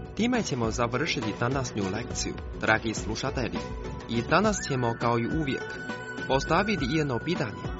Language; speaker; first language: Croatian; non-native, fluent; Chinese